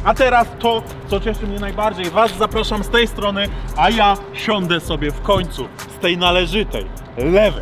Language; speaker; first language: Polish; native; Polish